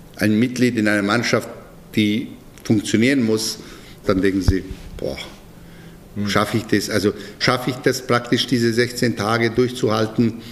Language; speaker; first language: German; non-native, fluent; Bosnian